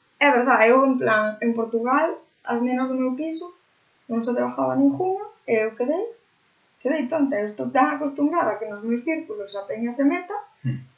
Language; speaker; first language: Galician; non-native, local second language; Spanish